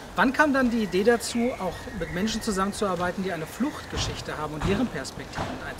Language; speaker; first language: German; native; German